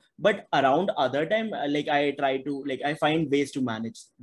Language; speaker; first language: English; non-native, local second language; Hindi